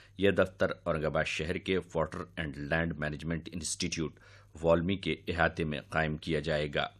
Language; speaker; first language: Urdu; native; Urdu